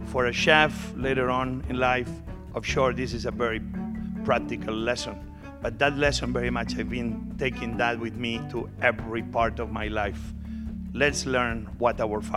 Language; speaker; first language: English; non-native, fluent; Spanish